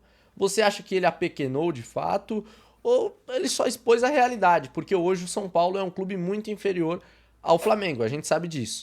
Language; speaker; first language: Portuguese; native; Portuguese